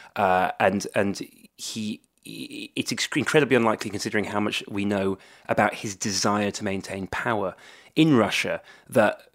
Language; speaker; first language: English; native; English